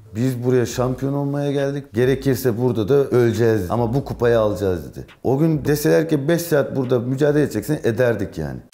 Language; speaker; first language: Turkish; early bilingual, heritage; Turkish